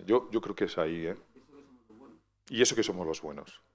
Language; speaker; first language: Spanish; native; Spanish